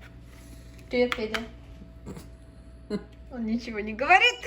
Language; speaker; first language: Russian; early bilingual, other home language; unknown